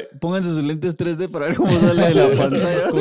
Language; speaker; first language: Spanish; native; Spanish